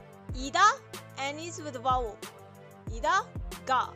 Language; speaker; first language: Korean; non-native, learner; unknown